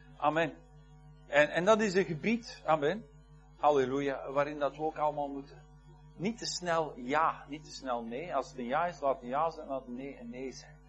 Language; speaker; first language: Dutch; native; Dutch